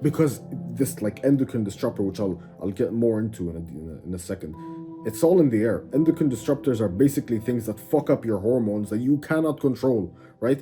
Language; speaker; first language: English; native; English